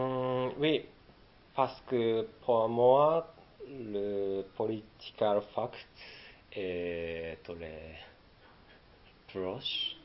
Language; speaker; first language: French; non-native, learner; Japanese